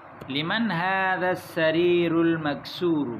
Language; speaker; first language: Arabic; non-native, fluent; Urdu